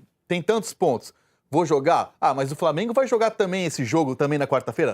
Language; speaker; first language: Portuguese; native; Portuguese